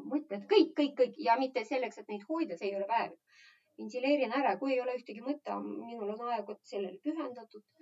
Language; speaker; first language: Estonian; non-native, local second language; Russian